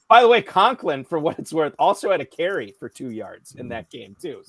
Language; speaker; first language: English; native; English